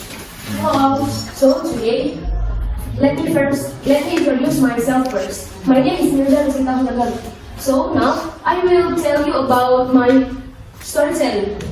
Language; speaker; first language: English; non-native, learner; Indonesian